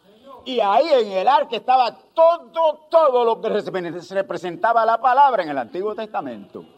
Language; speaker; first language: Spanish; native; Spanish